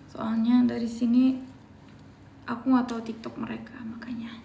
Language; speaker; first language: Indonesian; non-native, fluent; Turkish